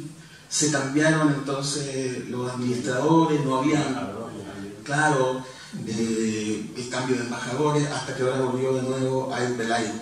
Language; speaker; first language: Spanish; native; Spanish